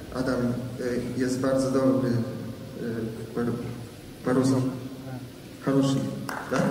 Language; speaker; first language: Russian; non-native, learner; Polish